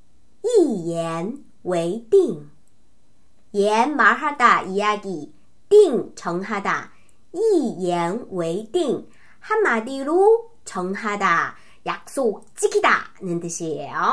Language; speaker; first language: Korean; non-native, fluent; Chinese